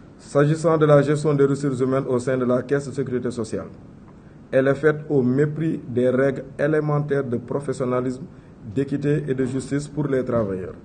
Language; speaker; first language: French; non-native, local second language; Wolof